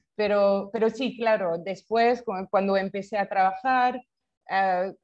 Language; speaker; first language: Spanish; non-native, fluent; French